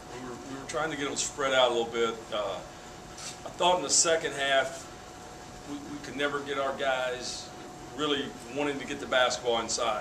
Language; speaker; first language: English; native; English